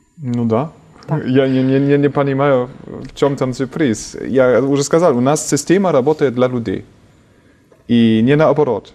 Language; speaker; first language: Russian; non-native, fluent; German